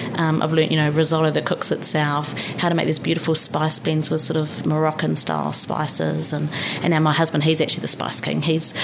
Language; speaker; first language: English; native; English